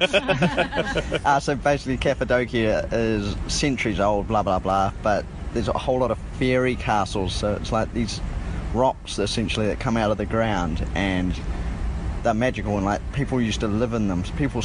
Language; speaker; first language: English; native; English